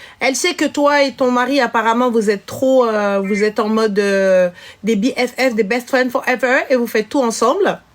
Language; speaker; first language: French; early bilingual, other home language; Arabic